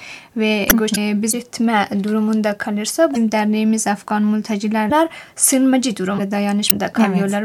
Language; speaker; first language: Turkish; non-native, fluent; Persian